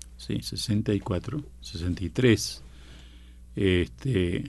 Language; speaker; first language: Spanish; native; Spanish